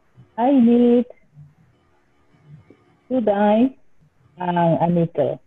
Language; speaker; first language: English; non-native, learner; Spanish